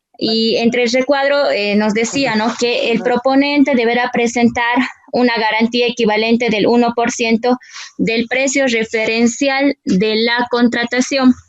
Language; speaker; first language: Spanish; native; Spanish